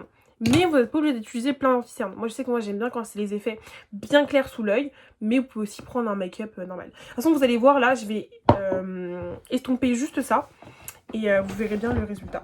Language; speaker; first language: French; native; French